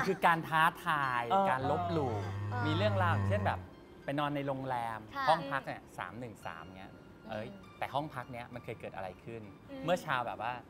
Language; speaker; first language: Thai; native; Thai